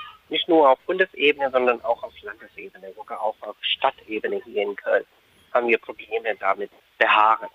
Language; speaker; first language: German; non-native, fluent; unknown